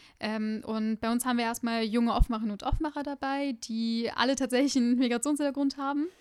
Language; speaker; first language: German; early bilingual, other home language; Urdu